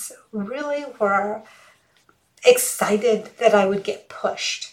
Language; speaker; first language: English; early bilingual, other home language; Hindi